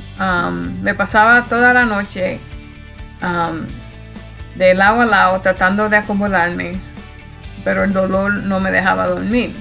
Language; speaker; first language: Spanish; early bilingual, heritage; Spanish